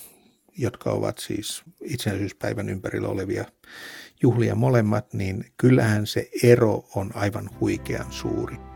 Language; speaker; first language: Finnish; native; Finnish